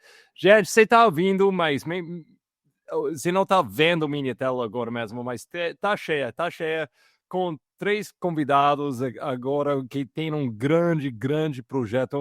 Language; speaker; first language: Portuguese; non-native, fluent; English